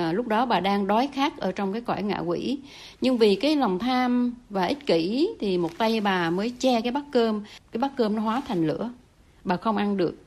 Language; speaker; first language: Vietnamese; native; Vietnamese